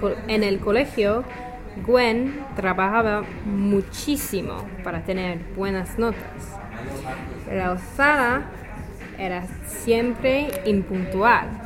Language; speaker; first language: Spanish; non-native, learner; English